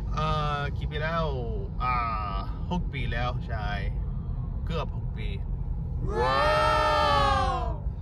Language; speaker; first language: Thai; non-native, learner; Arabic